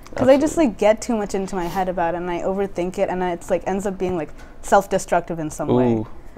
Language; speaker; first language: English; native; English